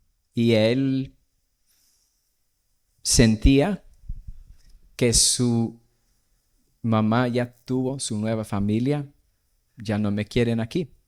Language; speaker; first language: Spanish; non-native, fluent; English